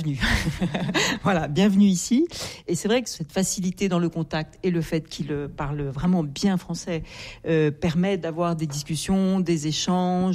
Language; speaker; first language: French; native; French